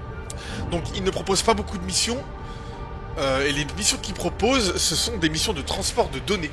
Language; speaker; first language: French; native; French